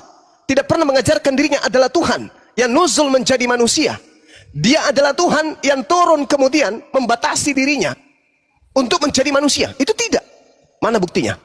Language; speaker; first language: Indonesian; native; Indonesian